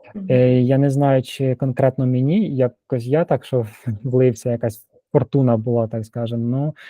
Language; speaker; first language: Ukrainian; native; Ukrainian